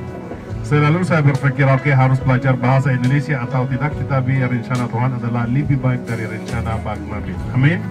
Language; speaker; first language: Indonesian; non-native, fluent; Arabic